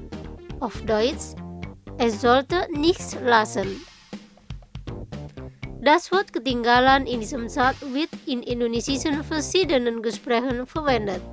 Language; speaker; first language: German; non-native, fluent; Indonesian